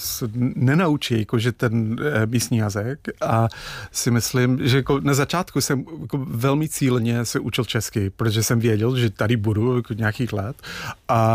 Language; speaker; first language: Czech; non-native, fluent; English